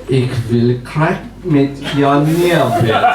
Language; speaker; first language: Dutch; non-native, learner; English